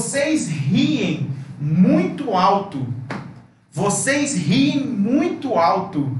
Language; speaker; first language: Portuguese; non-native, fluent; Spanish